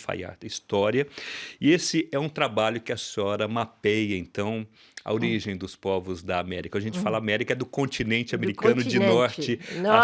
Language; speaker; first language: Portuguese; native; Portuguese